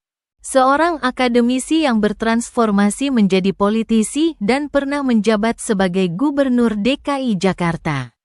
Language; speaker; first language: Indonesian; native; Indonesian